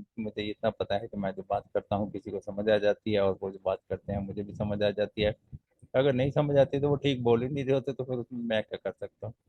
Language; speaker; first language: Urdu; non-native, local second language; Punjabi